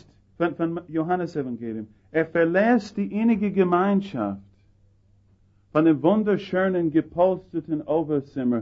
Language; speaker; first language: German; non-native, fluent; English